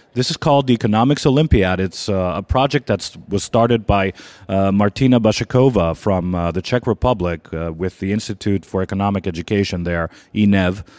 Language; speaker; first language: English; non-native, fluent; Greek